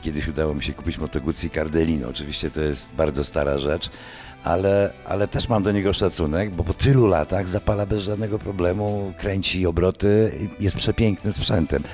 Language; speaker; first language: Polish; native; Polish